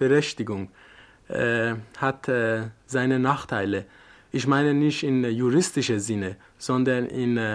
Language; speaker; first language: German; non-native, learner; Persian